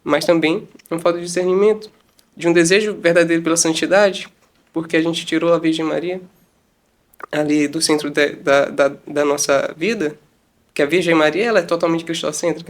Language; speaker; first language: Portuguese; native; Portuguese